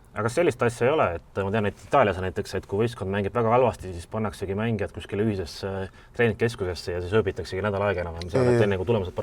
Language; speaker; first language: Estonian; native; Estonian